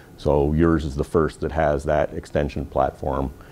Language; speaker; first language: English; native; English